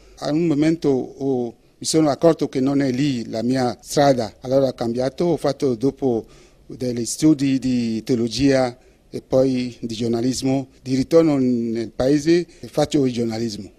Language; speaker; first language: Italian; non-native, fluent; Ewe